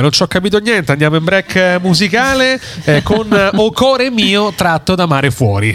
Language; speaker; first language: Italian; native; Italian